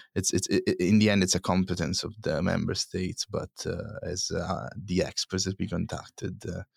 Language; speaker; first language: English; non-native, fluent; Italian